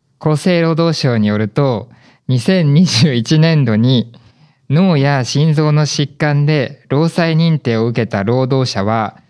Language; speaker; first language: Japanese; native; Japanese